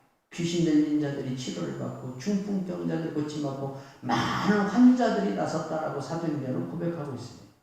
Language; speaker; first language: Korean; native; Korean